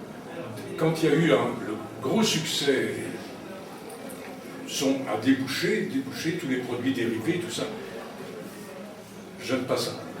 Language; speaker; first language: French; native; French